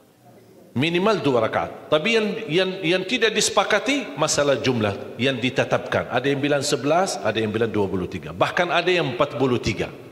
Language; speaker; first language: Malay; non-native, fluent; Arabic